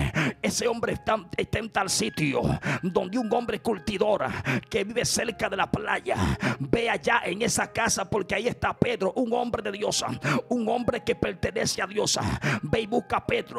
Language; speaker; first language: Spanish; native; Spanish